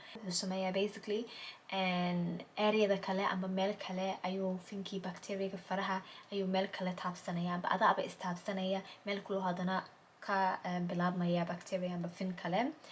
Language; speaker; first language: Somali; early bilingual, heritage; Somali